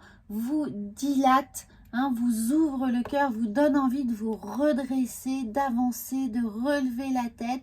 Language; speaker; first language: French; native; French